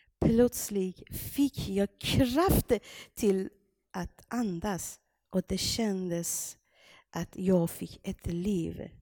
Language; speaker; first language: Swedish; non-native, fluent; Persian